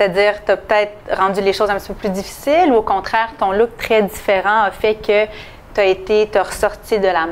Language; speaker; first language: French; native; French